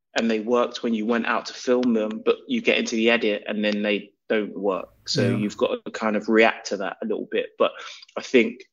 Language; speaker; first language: English; native; English